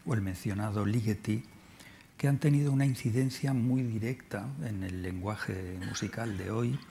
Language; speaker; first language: Spanish; native; Spanish